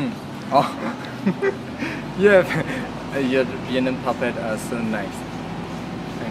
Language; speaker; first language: English; non-native, learner; Burmese